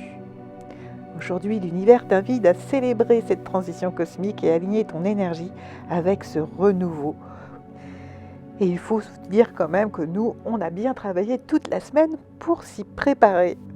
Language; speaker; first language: French; native; French